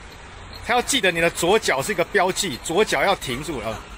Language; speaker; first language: Chinese; native; Chinese